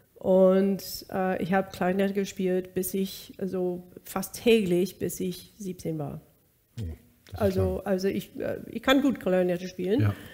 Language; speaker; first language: German; non-native, fluent; English